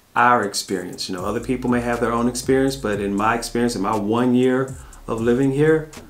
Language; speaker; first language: English; native; English